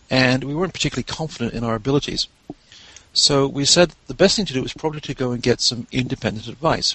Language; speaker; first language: English; native; English